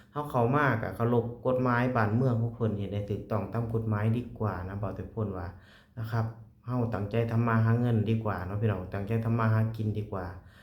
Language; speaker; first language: Thai; native; Thai